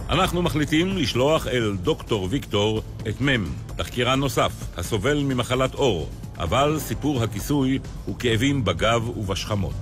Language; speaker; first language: Hebrew; native; Hebrew